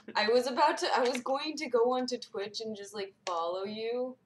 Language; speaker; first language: English; native; English